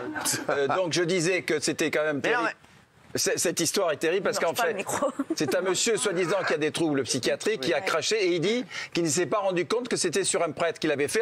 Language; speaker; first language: French; native; French